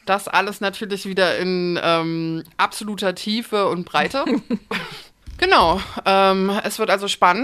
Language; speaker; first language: German; native; German